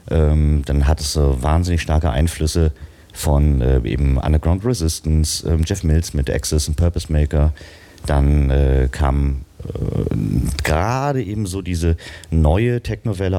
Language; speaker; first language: German; native; German